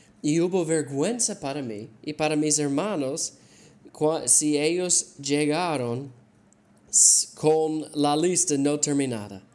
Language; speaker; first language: Spanish; non-native, learner; English